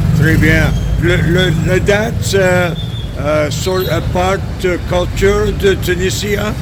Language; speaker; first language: French; non-native, learner; English